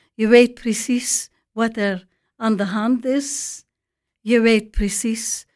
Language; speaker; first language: Dutch; non-native, fluent; English